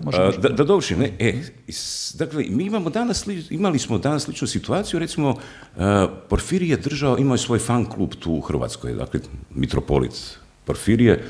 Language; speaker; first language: Croatian; native; Croatian